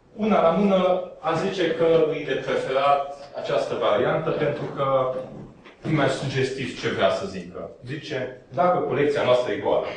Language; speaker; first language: Romanian; non-native, local second language; Hungarian